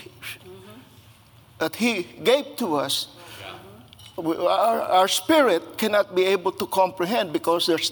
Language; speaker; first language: English; non-native, local second language; Filipino